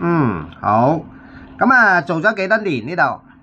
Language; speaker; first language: Cantonese; native; Cantonese